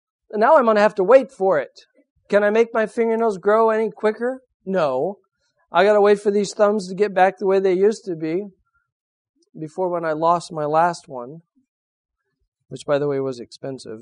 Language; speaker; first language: English; native; English